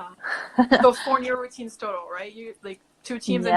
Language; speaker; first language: English; native; English